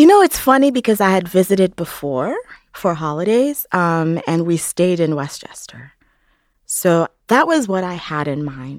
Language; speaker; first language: English; non-native, local second language; Yoruba